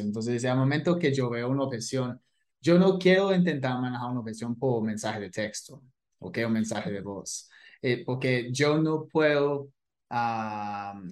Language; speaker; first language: Spanish; non-native, fluent; English